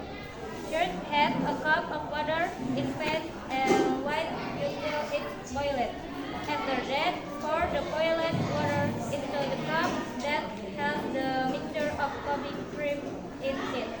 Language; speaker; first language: English; non-native, learner; Indonesian